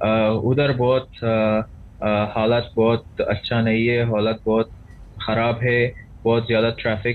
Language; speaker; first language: Hindi; non-native, learner; Persian